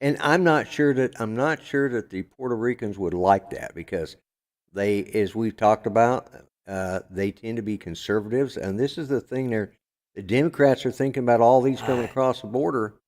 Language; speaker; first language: English; native; English